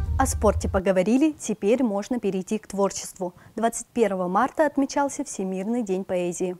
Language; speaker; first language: Russian; native; Russian